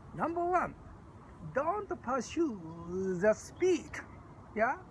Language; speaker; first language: English; non-native, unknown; Japanese